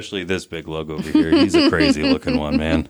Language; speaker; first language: English; native; English